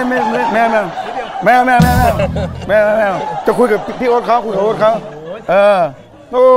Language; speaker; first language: Thai; native; Thai